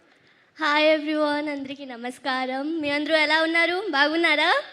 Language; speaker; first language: Telugu; non-native, local second language; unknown